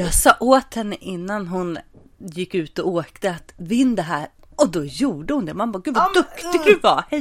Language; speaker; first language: Swedish; native; Swedish